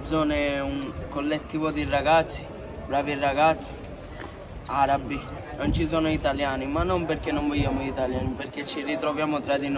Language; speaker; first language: Italian; early bilingual, other home language; Arabic